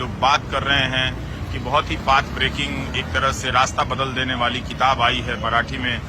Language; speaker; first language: Hindi; native; Hindi